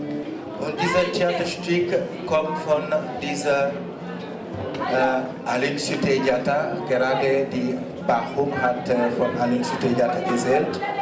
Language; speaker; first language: German; non-native, learner; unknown